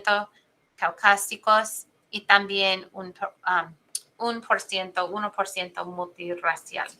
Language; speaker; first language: Spanish; non-native, fluent; English